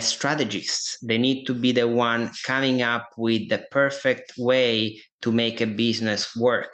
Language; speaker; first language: English; non-native, fluent; Italian